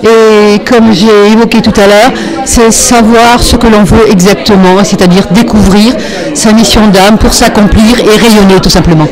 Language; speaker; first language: French; native; French